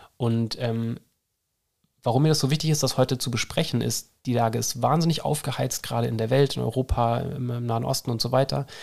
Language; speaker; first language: German; native; German